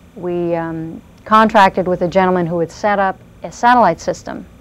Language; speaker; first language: English; native; English